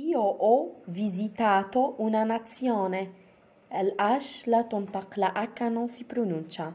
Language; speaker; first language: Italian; non-native, fluent; Arabic